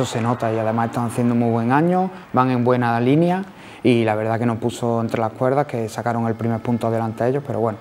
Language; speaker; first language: Spanish; native; Spanish